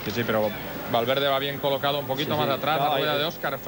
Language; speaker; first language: Spanish; native; Spanish